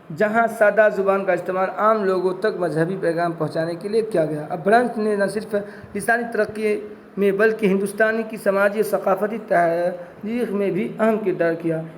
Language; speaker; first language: Urdu; native; Urdu